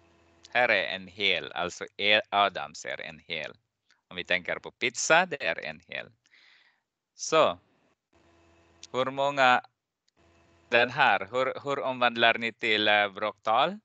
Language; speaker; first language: Swedish; non-native, fluent; Persian